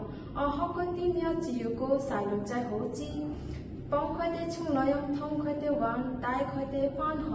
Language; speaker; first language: Cantonese; non-native, learner; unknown